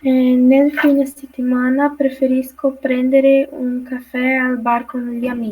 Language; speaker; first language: Italian; non-native, learner; Portuguese